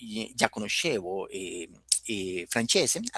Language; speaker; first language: Italian; non-native, fluent; Spanish